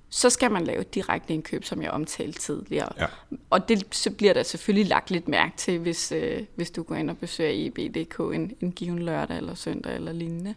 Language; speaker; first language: Danish; native; Danish